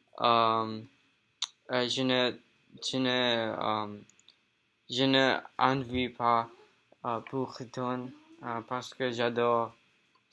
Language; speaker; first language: French; non-native, learner; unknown